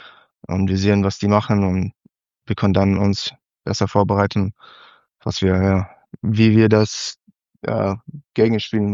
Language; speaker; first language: German; non-native, learner; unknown